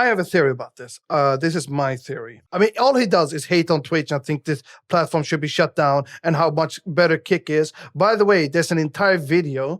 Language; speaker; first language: English; native; English